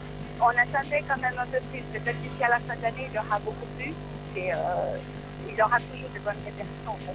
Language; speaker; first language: French; non-native, fluent; Portuguese